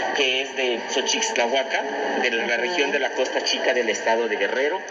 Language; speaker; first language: Spanish; native; Spanish